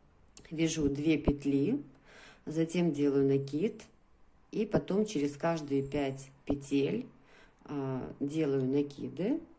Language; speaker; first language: Russian; native; Russian